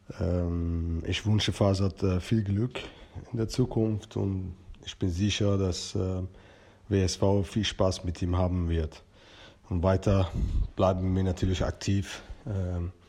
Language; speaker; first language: German; non-native, fluent; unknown